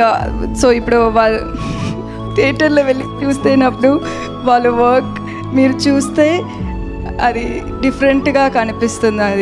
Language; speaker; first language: Telugu; non-native, learner; Tamil